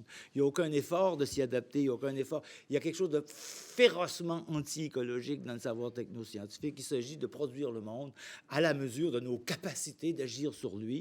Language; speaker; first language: French; native; French